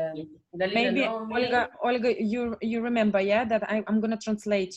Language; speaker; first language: English; non-native, fluent; Russian